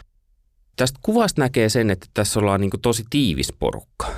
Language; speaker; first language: Finnish; native; Finnish